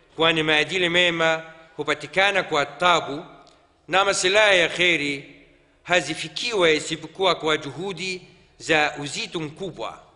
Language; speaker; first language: Swahili; non-native, fluent; Arabic